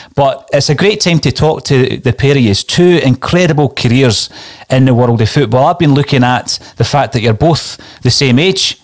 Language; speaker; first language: English; native; English